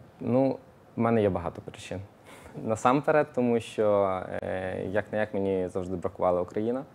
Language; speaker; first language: Ukrainian; native; Ukrainian